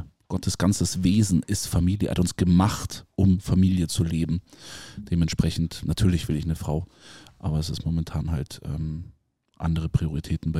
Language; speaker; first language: German; native; German